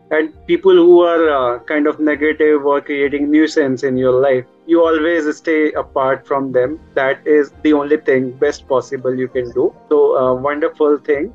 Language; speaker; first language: English; non-native, local second language; Hindi